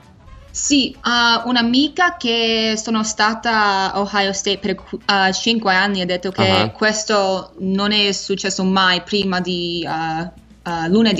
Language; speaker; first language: Italian; early bilingual, heritage; English